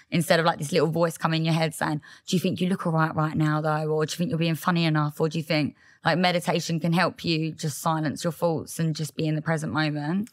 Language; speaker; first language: English; native; English